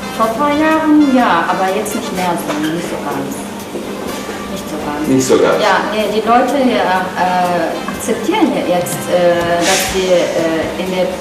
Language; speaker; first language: German; non-native, learner; Turkish